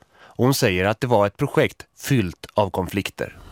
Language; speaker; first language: Swedish; native; Swedish